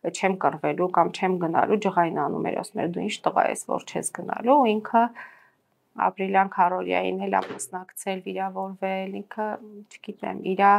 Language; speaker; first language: Armenian; native; Armenian